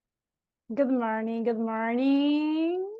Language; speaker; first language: English; non-native, fluent; Spanish